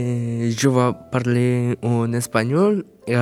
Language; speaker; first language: French; non-native, learner; Spanish